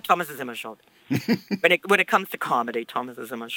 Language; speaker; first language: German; non-native, fluent; English